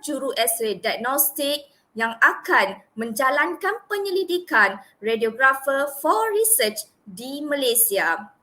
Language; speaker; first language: Malay; native; Malay